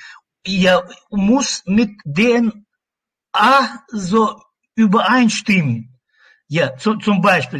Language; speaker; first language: German; non-native, learner; Russian